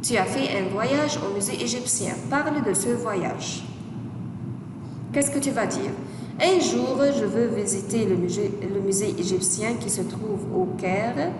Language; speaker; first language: French; non-native, fluent; Arabic